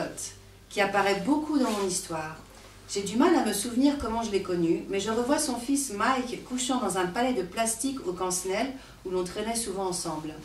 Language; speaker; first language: French; native; French